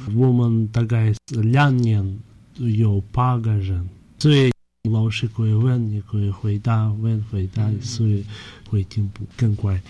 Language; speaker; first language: Chinese; non-native, learner; Russian